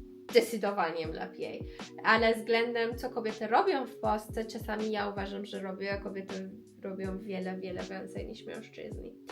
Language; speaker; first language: Polish; non-native, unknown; Persian